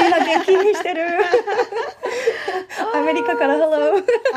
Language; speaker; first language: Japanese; early bilingual, heritage; English